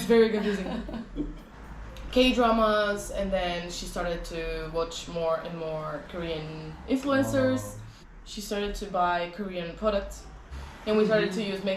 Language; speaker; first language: English; non-native, fluent; Bulgarian